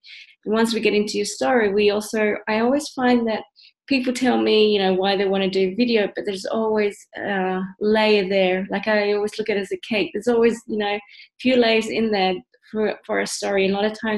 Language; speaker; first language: English; native; English